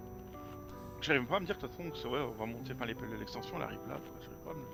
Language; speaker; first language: French; native; French